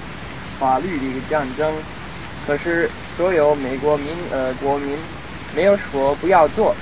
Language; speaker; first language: Chinese; non-native, fluent; English